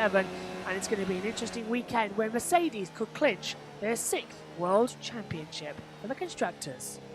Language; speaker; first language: English; native; English